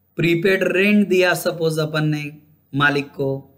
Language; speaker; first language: Hindi; non-native, local second language; Marathi